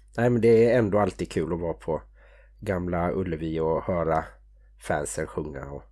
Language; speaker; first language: Swedish; native; Swedish